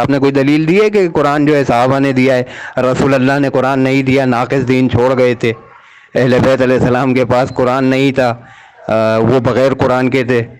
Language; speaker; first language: Urdu; native; Urdu